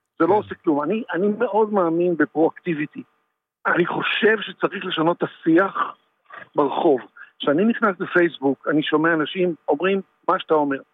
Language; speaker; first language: Hebrew; native; Hebrew